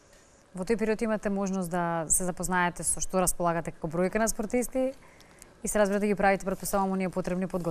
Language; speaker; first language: Macedonian; native; Macedonian